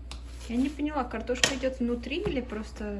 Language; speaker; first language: Russian; early bilingual, other home language; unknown